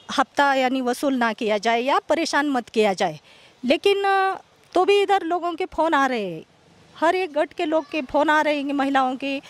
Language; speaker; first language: Hindi; non-native, local second language; Marathi